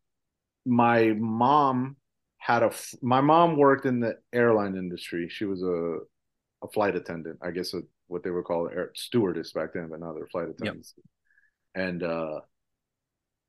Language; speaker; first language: English; early bilingual, other home language; Spanish